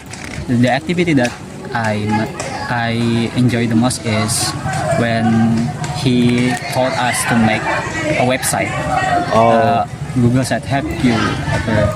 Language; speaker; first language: English; non-native, learner; Indonesian